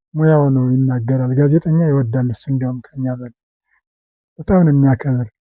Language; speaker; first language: Amharic; native; Amharic